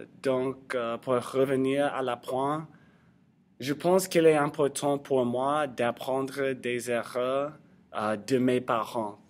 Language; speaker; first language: French; non-native, learner; English